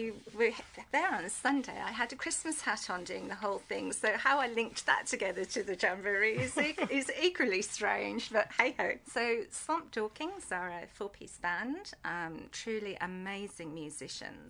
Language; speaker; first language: English; native; English